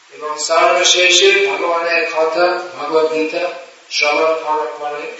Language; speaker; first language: Bangla; non-native, fluent; English